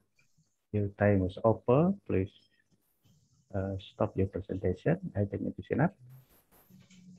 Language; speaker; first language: English; non-native, learner; Indonesian